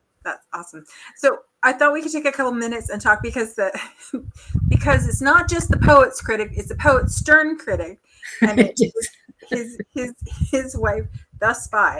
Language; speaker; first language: English; native; English